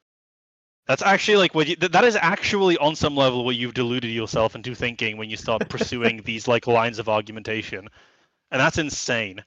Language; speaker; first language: English; native; English